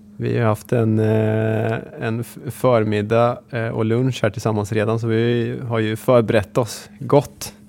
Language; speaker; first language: Swedish; native; Swedish